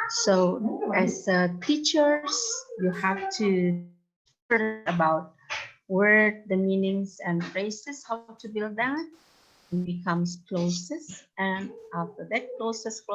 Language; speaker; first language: English; non-native, fluent; Indonesian